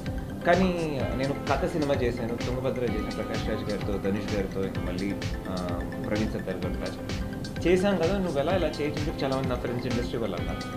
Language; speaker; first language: Telugu; native; Telugu